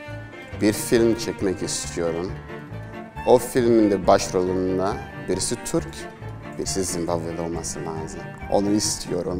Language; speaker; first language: Turkish; non-native, fluent; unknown